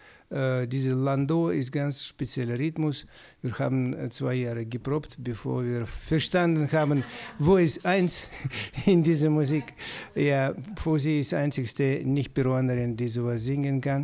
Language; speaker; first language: German; non-native, fluent; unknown